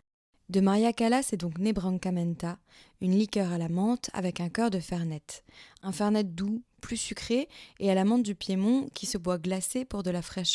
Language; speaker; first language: French; native; French